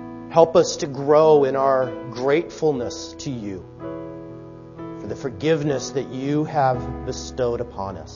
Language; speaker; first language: English; native; English